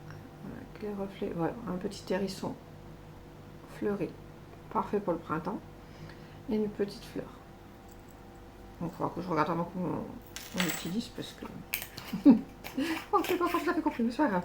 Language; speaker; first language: French; native; French